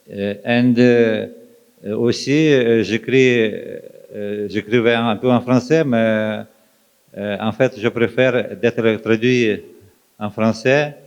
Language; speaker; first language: French; non-native, fluent; Ukrainian